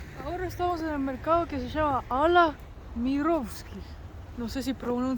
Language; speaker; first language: Spanish; non-native, fluent; Polish